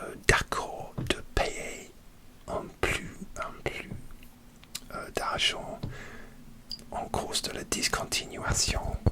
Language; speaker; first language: French; non-native, learner; English